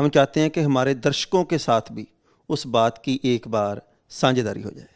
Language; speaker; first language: Hindi; non-native, local second language; Punjabi